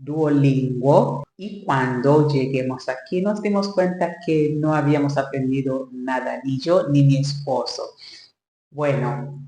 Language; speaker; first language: Spanish; non-native, learner; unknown